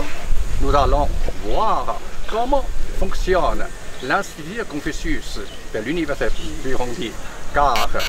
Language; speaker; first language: French; non-native, fluent; Chinese